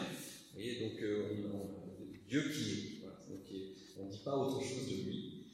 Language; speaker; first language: French; native; French